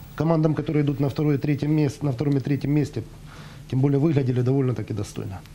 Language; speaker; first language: Russian; native; Russian